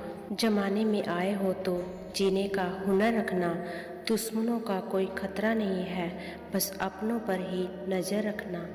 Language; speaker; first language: Hindi; native; Hindi